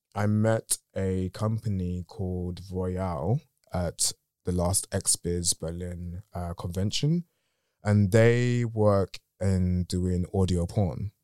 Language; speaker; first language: English; native; English